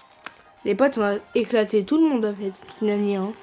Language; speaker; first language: French; native; French